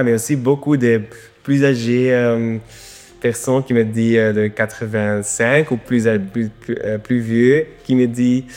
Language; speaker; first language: French; non-native, learner; Dutch